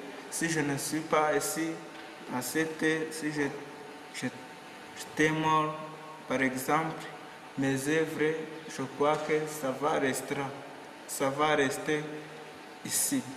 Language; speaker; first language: French; non-native, local second language; Kinyarwanda